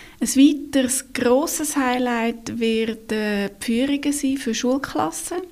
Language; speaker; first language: German; native; German